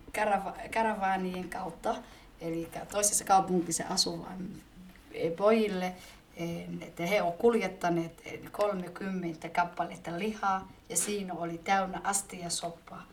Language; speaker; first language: Finnish; early bilingual, other home language; Somali